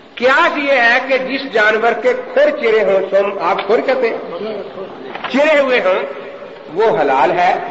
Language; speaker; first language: Urdu; non-native, local second language; Punjabi